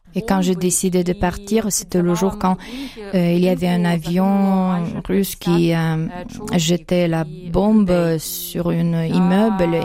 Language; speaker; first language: French; non-native, fluent; Ukrainian